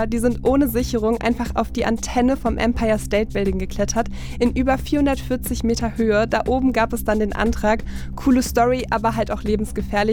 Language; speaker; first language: German; native; German